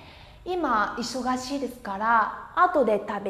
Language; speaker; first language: Japanese; non-native, fluent; Vietnamese